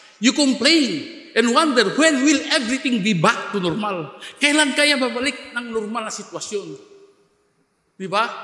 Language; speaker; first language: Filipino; non-native, local second language; Iloko